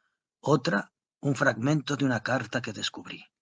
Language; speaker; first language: Spanish; native; Spanish